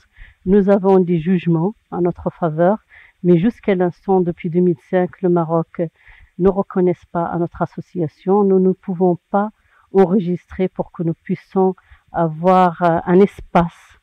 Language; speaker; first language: French; non-native, local second language; Arabic